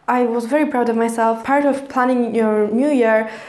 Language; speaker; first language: English; non-native, fluent; Polish